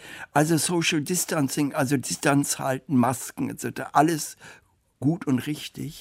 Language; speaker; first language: German; native; German